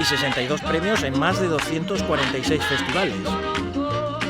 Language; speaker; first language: Spanish; native; Spanish